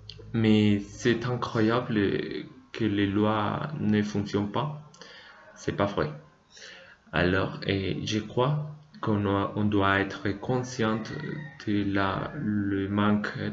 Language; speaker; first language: French; non-native, learner; Spanish